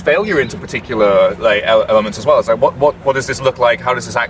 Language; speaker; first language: English; native; English